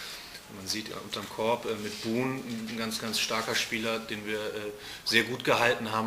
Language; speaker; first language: German; native; German